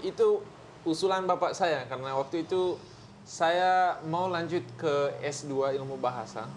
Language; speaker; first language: Indonesian; non-native, fluent; English